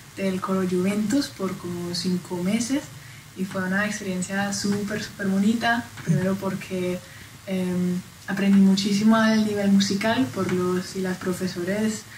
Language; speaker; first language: Spanish; non-native, fluent; German